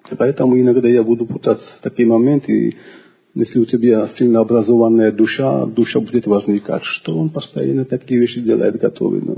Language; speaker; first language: Russian; non-native, local second language; Georgian